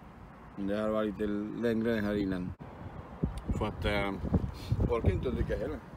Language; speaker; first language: Swedish; non-native, learner; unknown